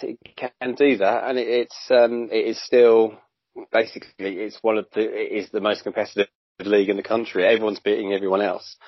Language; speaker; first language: English; native; English